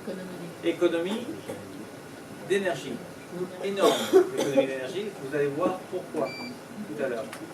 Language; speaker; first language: French; native; French